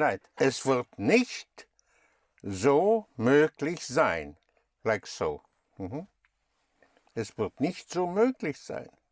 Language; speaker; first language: German; non-native, fluent; English